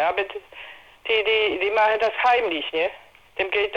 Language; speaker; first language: German; non-native, learner; Polish